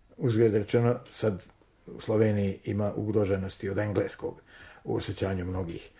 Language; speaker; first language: Serbian; native; Serbian